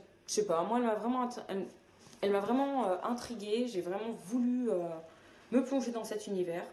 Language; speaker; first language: French; native; French